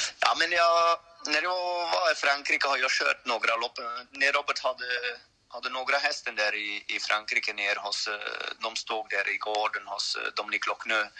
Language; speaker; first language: Swedish; non-native, learner; French